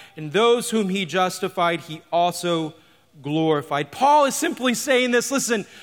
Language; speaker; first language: English; native; English